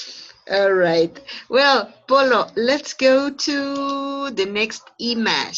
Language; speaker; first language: English; non-native, fluent; Spanish